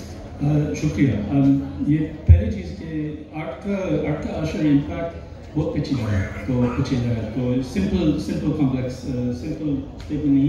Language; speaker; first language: Hindi; non-native, learner; English